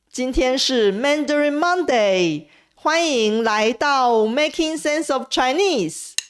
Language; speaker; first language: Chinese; native; Chinese